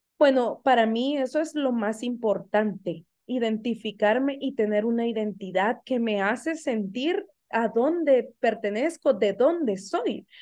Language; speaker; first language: Spanish; native; Spanish